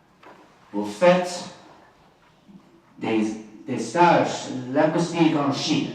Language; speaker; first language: French; non-native, fluent; Chinese